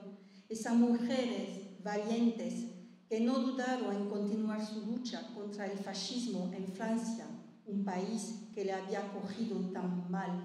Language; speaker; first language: Spanish; early bilingual, heritage; French